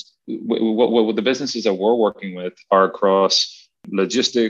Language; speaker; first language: English; native; English